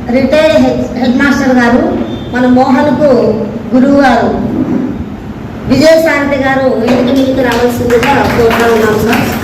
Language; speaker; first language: Telugu; native; Telugu